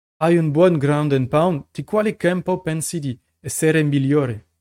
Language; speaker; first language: Italian; non-native, learner; French